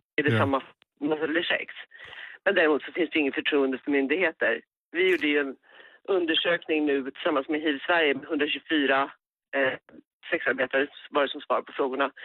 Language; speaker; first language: Swedish; native; Swedish